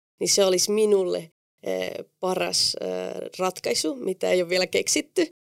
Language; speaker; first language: Finnish; non-native, fluent; Spanish